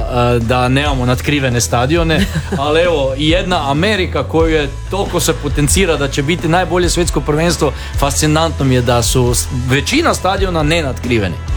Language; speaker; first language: Serbian; native; Serbian